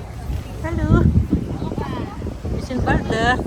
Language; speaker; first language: German; non-native, fluent; Filipino